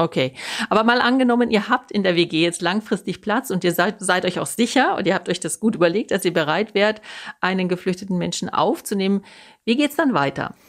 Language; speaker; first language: German; native; German